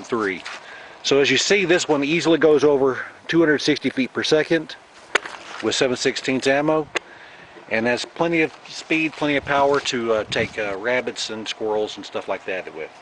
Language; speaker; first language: English; native; English